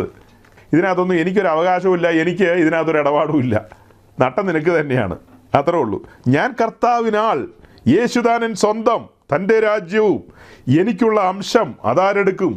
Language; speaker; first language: Malayalam; native; Malayalam